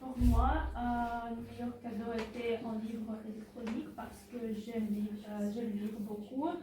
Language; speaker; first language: French; non-native, learner; Ukrainian